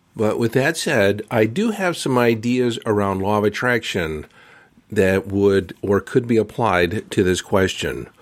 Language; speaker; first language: English; native; English